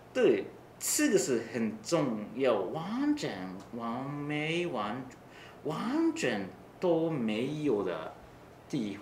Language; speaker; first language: Chinese; non-native, learner; Japanese